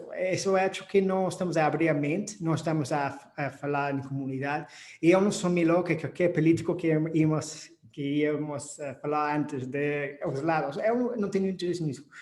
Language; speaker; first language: Portuguese; non-native, fluent; English